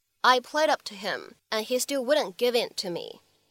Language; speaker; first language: English; non-native, fluent; Chinese